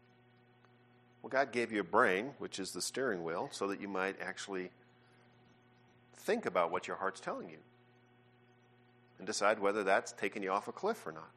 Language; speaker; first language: English; native; English